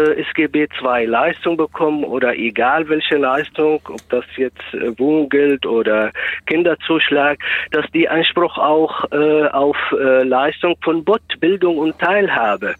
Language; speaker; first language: German; non-native, fluent; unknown